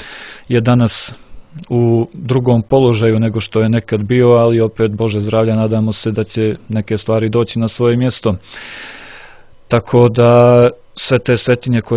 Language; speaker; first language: Croatian; native; Croatian